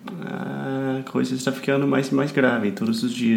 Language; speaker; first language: Portuguese; non-native, fluent; English